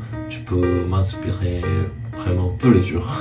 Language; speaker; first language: French; non-native, learner; Korean